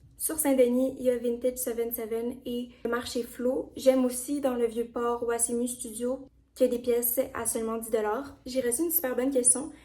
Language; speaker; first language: French; native; French